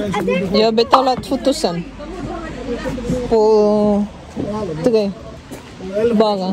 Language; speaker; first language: Swedish; non-native, learner; Cebuano